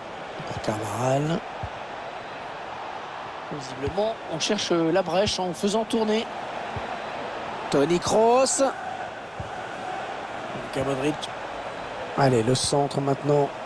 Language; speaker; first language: French; native; French